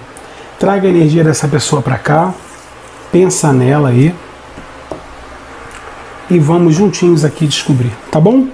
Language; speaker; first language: Portuguese; native; Portuguese